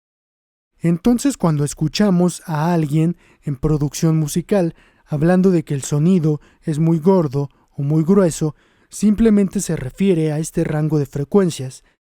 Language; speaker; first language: Spanish; native; Spanish